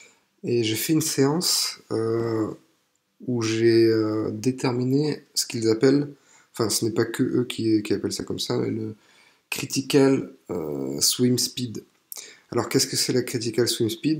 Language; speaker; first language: French; native; French